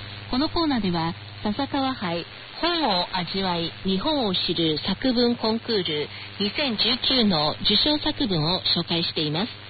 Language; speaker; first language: Japanese; non-native, fluent; Chinese